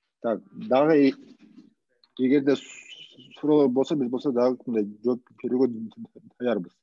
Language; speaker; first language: Kyrgyz; non-native, local second language; Russian